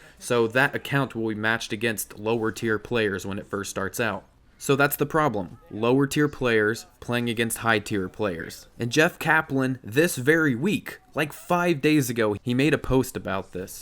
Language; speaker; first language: English; native; English